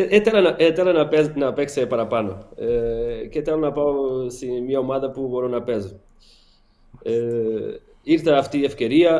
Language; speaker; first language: Greek; non-native, learner; Portuguese